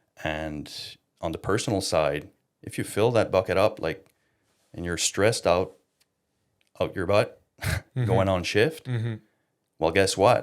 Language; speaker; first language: English; non-native, local second language; French